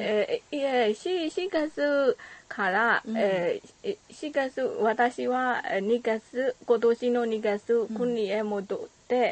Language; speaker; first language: Japanese; non-native, learner; Burmese